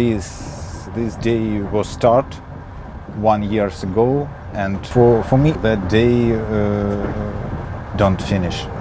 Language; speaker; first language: English; non-native, learner; Ukrainian